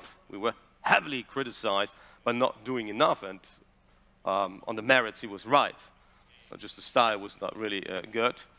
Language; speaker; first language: English; non-native, fluent; German